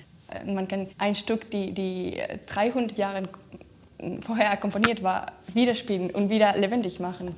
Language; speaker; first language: German; non-native, fluent; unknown